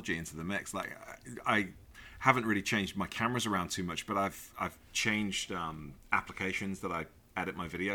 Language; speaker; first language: English; native; English